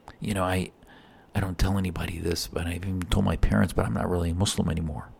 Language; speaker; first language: English; native; English